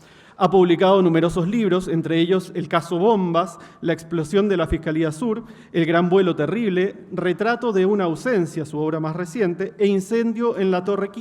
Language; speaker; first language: Spanish; native; Spanish